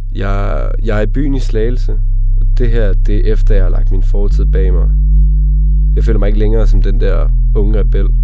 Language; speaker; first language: Danish; native; Danish